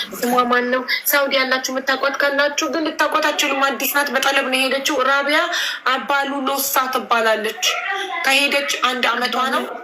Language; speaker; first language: Amharic; native; Amharic